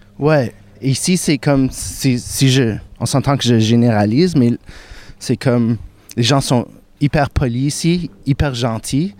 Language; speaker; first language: French; non-native, local second language; English